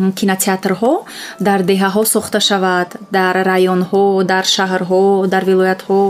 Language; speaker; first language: Tajik; non-native, local second language; Russian